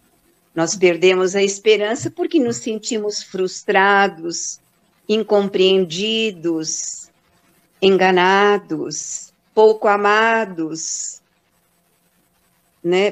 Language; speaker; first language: Portuguese; native; Portuguese